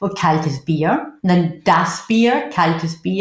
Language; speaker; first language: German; non-native, fluent; English